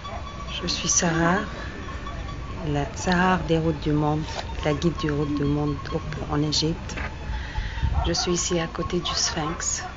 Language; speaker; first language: French; non-native, fluent; Arabic